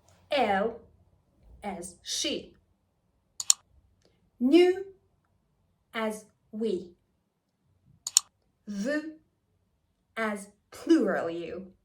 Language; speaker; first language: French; non-native, fluent; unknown